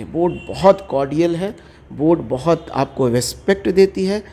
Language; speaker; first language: Hindi; native; Hindi